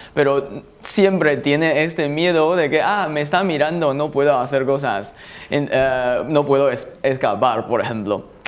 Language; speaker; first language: Spanish; non-native, fluent; Chinese